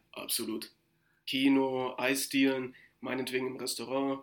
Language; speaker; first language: German; native; German